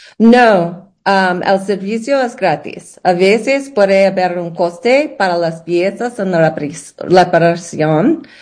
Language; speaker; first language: Spanish; non-native, learner; English